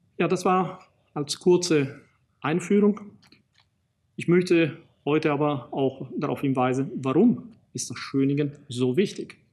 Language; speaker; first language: German; non-native, fluent; Italian